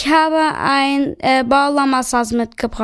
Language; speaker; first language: German; early bilingual, other home language; Turkish